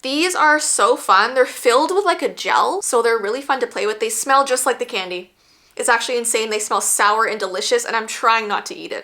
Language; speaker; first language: English; native; English